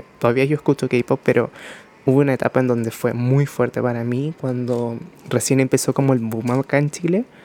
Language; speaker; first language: Spanish; early bilingual, other home language; Japanese